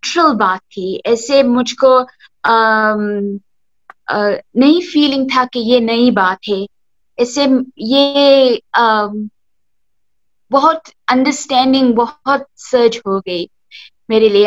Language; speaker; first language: Hindi; early bilingual, heritage; Hindi